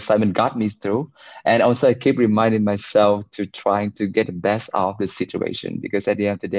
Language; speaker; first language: English; non-native, fluent; Vietnamese